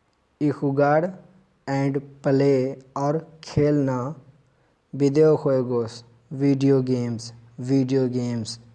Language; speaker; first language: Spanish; non-native, fluent; Urdu